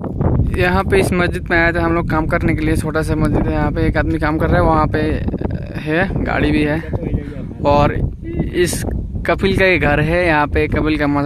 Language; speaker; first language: Hindi; non-native, local second language; Bangla